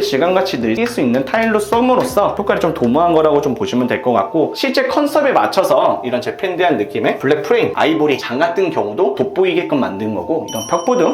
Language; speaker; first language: Korean; native; Korean